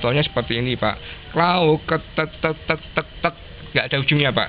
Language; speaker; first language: Indonesian; non-native, local second language; Javanese